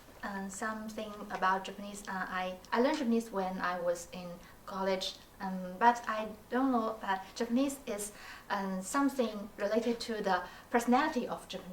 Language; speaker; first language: English; non-native, learner; Chinese